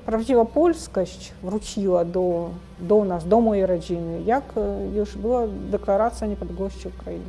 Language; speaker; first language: Polish; non-native, fluent; Russian